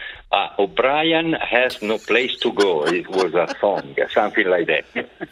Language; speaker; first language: English; non-native, fluent; Italian